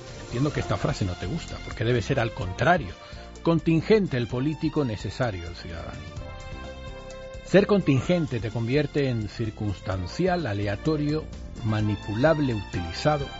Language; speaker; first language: Spanish; native; Spanish